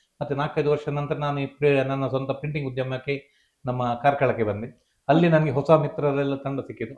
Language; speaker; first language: Kannada; non-native, local second language; Konkani